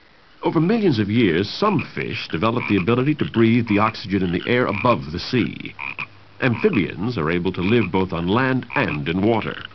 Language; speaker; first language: English; native; English